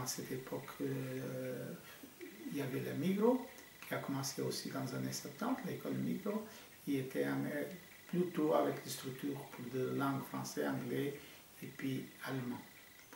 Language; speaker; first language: French; non-native, fluent; Portuguese